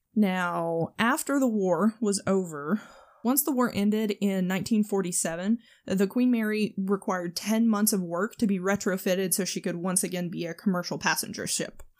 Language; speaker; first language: English; native; English